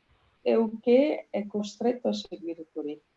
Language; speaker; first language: Italian; native; Italian